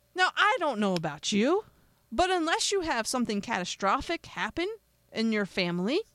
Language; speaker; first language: English; native; English